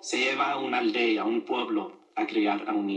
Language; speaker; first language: Spanish; early bilingual, other home language; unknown